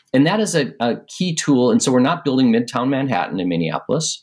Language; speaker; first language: English; native; English